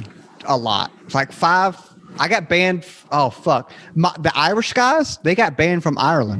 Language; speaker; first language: English; native; English